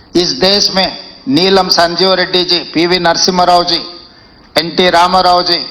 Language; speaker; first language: Hindi; non-native, local second language; Telugu